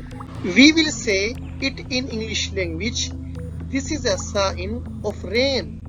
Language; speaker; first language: English; non-native, local second language; Urdu